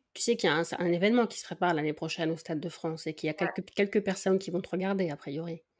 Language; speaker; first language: French; native; French